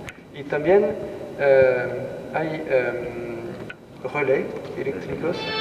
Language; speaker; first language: Spanish; non-native, learner; French